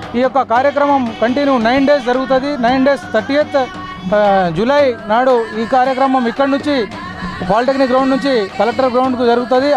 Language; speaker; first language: Telugu; non-native, local second language; Lambadi